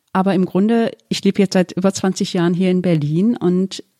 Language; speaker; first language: German; early bilingual, other home language; Turkish